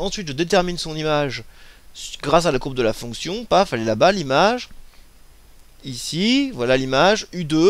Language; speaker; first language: French; native; French